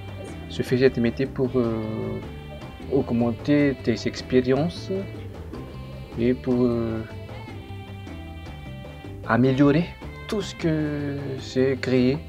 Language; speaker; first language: French; non-native, local second language; Malagasy